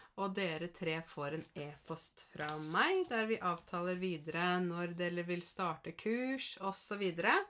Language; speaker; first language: Norwegian; native; Norwegian